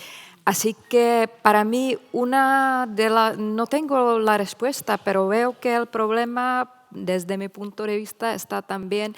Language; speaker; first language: Spanish; non-native, fluent; Czech